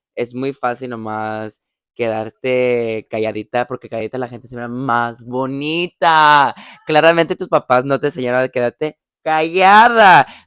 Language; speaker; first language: Spanish; early bilingual, heritage; Spanish